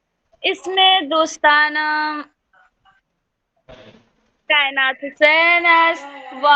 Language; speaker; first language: Persian; non-native, learner; Urdu